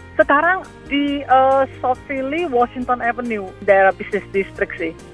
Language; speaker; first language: Indonesian; native; Indonesian